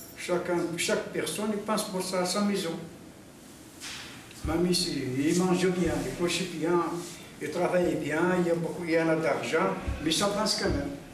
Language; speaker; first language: French; non-native, learner; Arabic